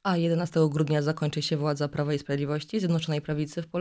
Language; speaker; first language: Polish; native; Polish